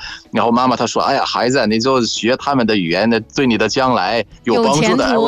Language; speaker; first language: Chinese; non-native, fluent; Arabic